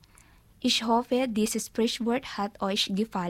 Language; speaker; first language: German; non-native, learner; Filipino